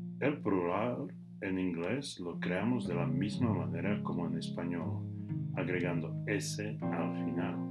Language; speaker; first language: Spanish; non-native, fluent; English